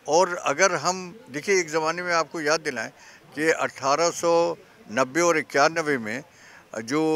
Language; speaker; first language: Hindi; native; Hindi